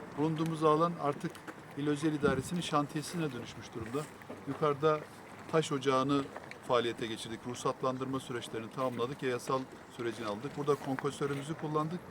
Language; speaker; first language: Turkish; native; Turkish